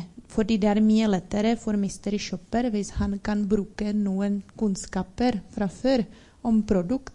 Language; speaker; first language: Norwegian; non-native, learner; Czech